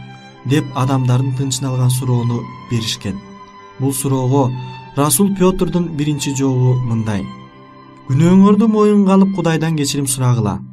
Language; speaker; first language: Kyrgyz; native; Kyrgyz